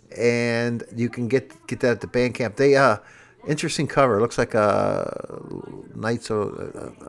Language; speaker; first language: English; native; English